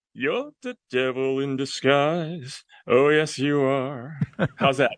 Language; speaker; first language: English; non-native, local second language; Cantonese